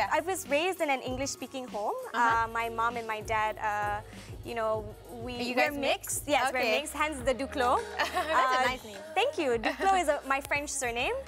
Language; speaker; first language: English; native; English